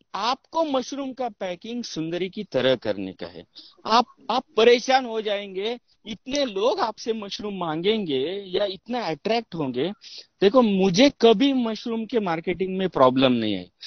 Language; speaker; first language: Hindi; non-native, local second language; Marathi